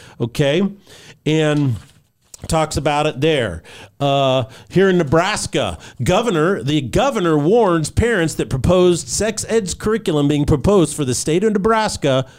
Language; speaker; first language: English; native; English